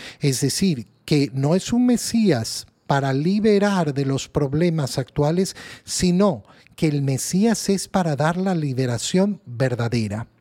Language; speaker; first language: Spanish; native; Spanish